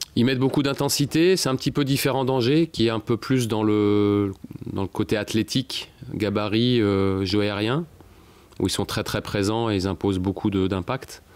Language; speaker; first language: French; native; French